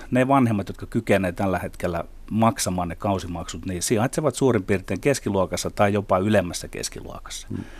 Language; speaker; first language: Finnish; native; Finnish